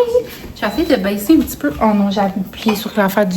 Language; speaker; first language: French; native; French